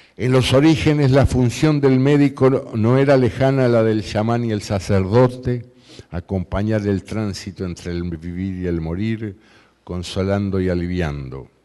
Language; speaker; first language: Spanish; native; Spanish